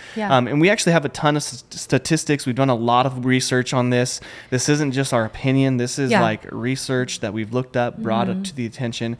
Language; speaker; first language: English; native; English